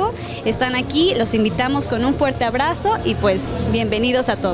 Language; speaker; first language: Spanish; native; Spanish